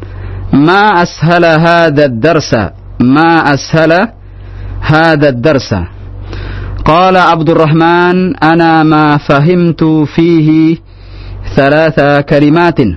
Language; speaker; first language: Arabic; non-native, fluent; Indonesian